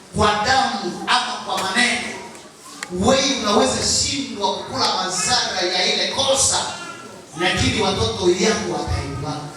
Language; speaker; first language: Swahili; native; Swahili